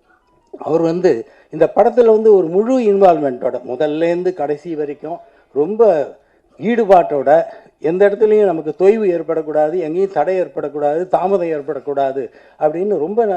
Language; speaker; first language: Tamil; native; Tamil